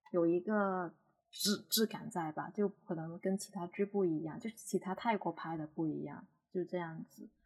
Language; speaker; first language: Chinese; non-native, local second language; Cantonese